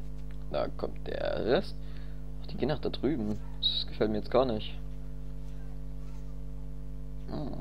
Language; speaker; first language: German; native; German